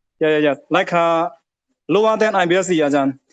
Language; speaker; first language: English; non-native, learner; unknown